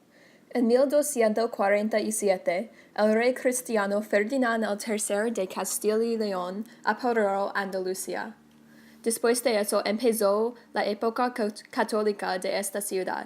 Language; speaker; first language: Spanish; non-native, learner; English